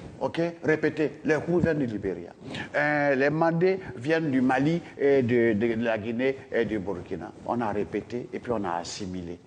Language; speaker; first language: French; non-native, local second language; Dyula